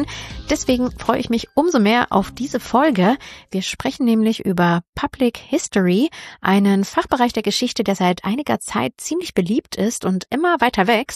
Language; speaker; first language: German; native; German